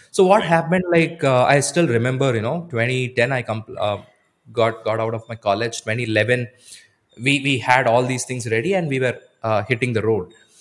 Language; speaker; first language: English; non-native, local second language; Tamil